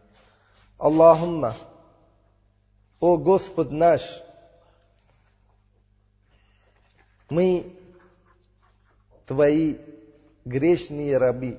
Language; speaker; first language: Russian; non-native, learner; Uzbek